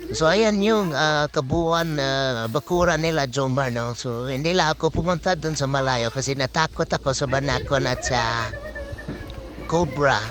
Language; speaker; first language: Filipino; native; Filipino